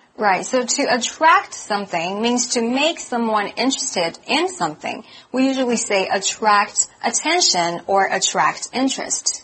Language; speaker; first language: English; non-native, fluent; Chinese